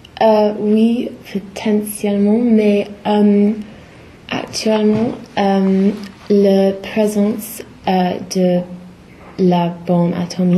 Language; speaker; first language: French; non-native, learner; English